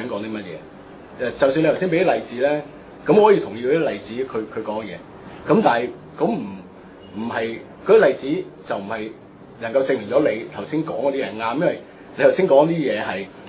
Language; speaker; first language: Chinese; non-native, local second language; Cantonese